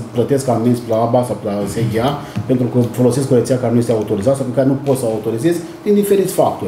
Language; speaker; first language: Romanian; native; Romanian